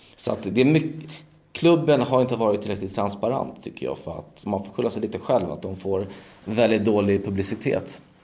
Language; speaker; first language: Swedish; early bilingual, other home language; Polish